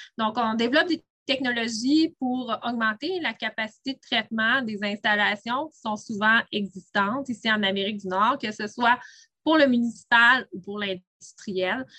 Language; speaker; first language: French; native; French